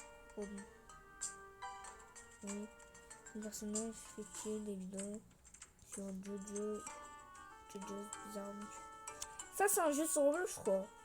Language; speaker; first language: French; early bilingual, other home language; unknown